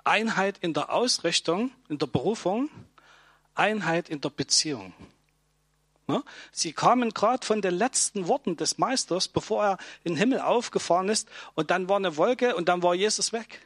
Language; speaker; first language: German; native; German